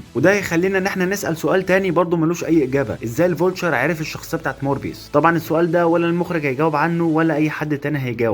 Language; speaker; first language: Arabic; native; Arabic